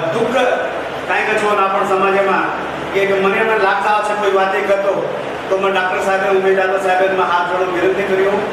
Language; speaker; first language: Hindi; non-native, local second language; Lambadi